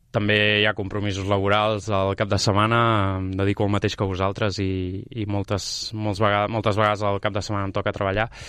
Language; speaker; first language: Catalan; native; Catalan